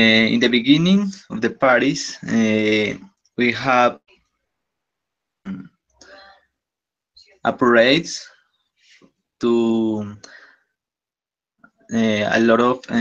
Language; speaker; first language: English; non-native, learner; Spanish